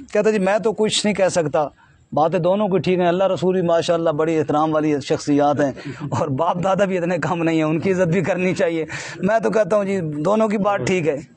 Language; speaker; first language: Urdu; non-native, local second language; Punjabi